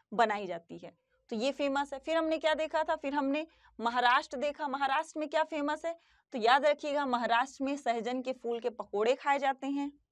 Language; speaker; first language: Hindi; native; Hindi